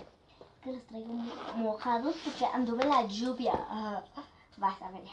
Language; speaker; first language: Spanish; native; Spanish